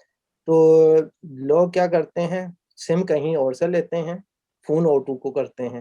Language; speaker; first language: Urdu; native; Urdu